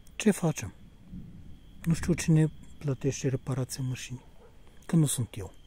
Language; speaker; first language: Romanian; non-native, fluent; Bulgarian